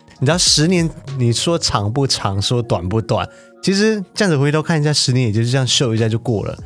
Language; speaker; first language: Chinese; native; Chinese